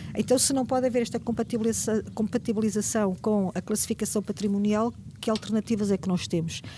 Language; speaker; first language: Portuguese; native; Portuguese